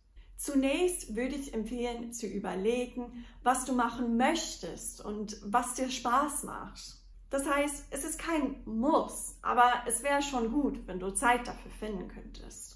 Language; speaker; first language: German; non-native, fluent; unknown